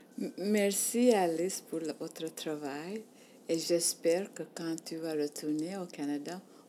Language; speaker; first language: French; non-native, learner; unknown